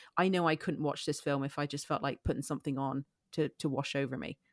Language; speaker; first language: English; native; English